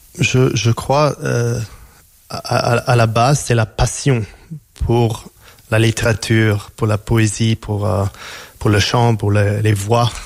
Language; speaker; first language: French; non-native, fluent; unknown